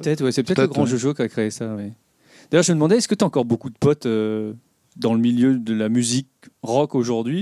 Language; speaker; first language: French; native; French